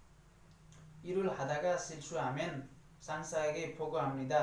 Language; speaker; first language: Korean; non-native, learner; Nepali